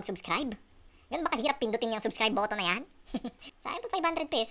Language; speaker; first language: Filipino; native; Filipino